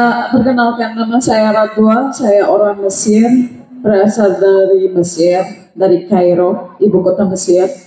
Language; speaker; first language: Indonesian; non-native, fluent; Arabic